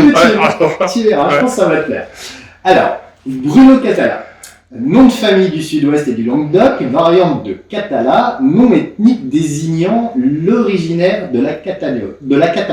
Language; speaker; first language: French; native; French